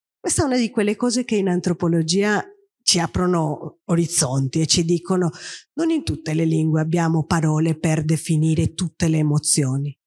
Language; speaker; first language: Italian; non-native, fluent; Spanish